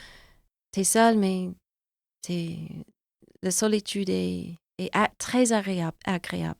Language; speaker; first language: French; non-native, fluent; English